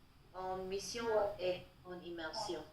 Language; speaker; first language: French; non-native, learner; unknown